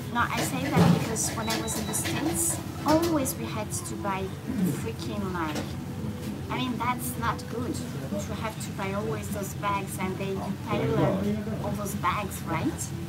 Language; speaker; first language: English; non-native, fluent; French